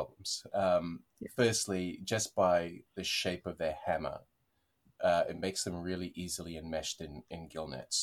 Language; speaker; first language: English; native; English